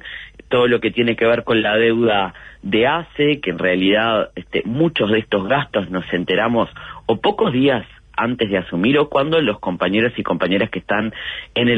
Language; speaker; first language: Spanish; native; Spanish